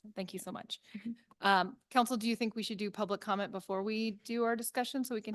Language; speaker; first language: English; native; English